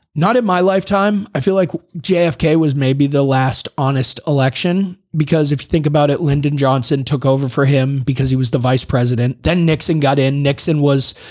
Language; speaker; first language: English; native; English